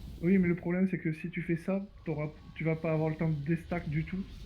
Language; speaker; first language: French; native; French